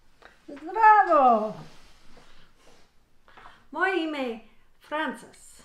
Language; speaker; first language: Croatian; non-native, learner; English